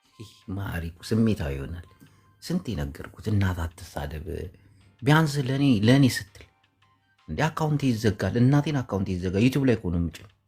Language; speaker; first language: Amharic; non-native, local second language; Tigrinya